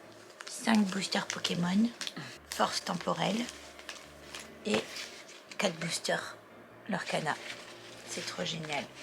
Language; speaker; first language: French; native; French